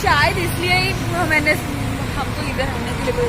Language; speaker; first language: Hindi; non-native, local second language; Malayalam